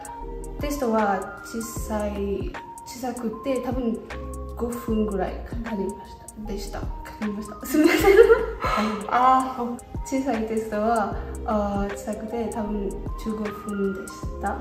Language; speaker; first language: Japanese; non-native, learner; French